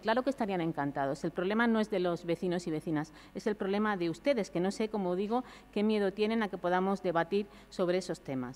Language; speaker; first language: Spanish; native; Spanish